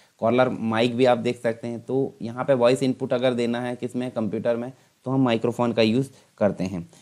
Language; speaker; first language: Hindi; native; Hindi